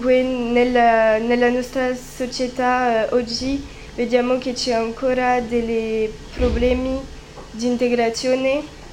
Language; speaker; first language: Italian; non-native, learner; French